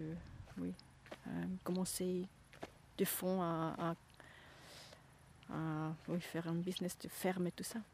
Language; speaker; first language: French; non-native, fluent; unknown